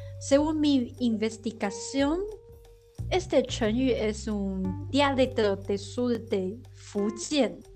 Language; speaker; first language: Spanish; non-native, learner; Chinese